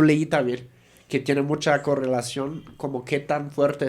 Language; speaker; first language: Spanish; native; Spanish